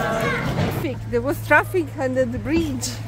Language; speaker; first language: English; non-native, fluent; Italian